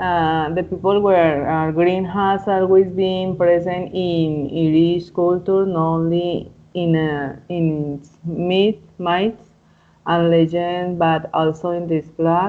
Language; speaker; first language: English; non-native, learner; Spanish